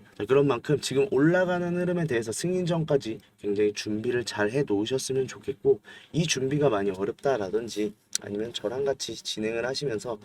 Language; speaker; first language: Korean; native; Korean